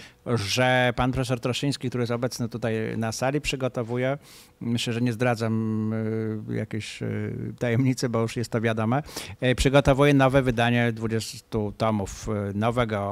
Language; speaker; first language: Polish; native; Polish